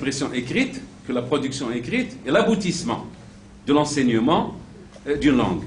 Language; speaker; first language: French; non-native, local second language; Arabic